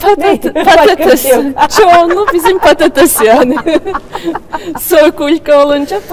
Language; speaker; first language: Turkish; non-native, learner; Latvian